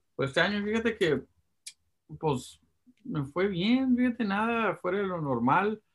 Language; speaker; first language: Spanish; early bilingual, heritage; Spanish